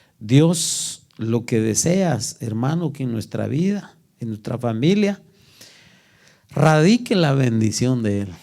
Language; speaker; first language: Spanish; native; Spanish